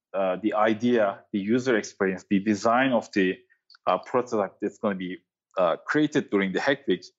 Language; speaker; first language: English; non-native, fluent; Turkish